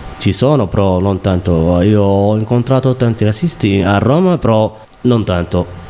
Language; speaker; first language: Italian; non-native, learner; Somali